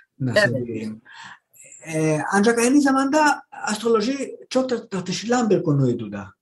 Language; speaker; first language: Turkish; non-native, learner; Greek